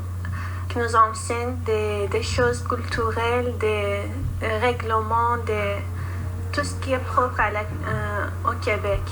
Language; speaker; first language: French; non-native, fluent; Persian